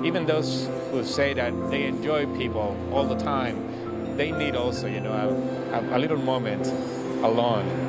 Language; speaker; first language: English; non-native, fluent; Spanish